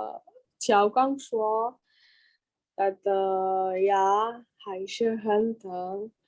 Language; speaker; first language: Chinese; non-native, learner; Indonesian